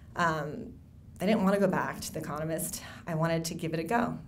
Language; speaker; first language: English; native; English